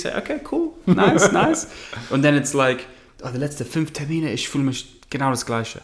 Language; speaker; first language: German; non-native, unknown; English